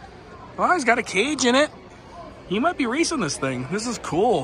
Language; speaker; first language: English; native; English